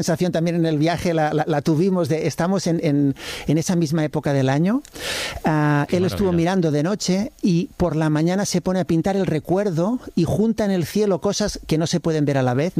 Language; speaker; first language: Spanish; native; Spanish